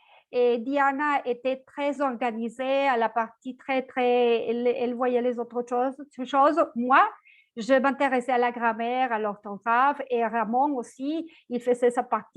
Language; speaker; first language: French; non-native, fluent; Spanish